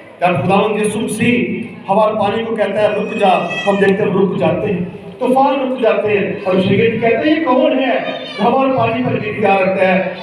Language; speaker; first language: Urdu; non-native, local second language; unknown